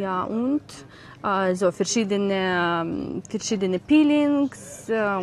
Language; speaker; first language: German; non-native, learner; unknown